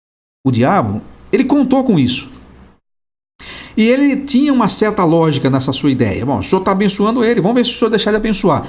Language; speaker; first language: Portuguese; native; Portuguese